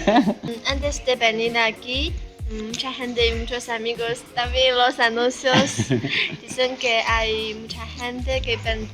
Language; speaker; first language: Spanish; non-native, learner; Chinese